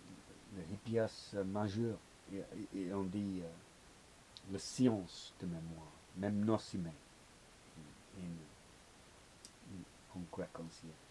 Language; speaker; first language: French; non-native, learner; English